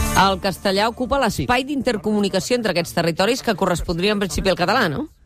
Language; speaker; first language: Catalan; native; Catalan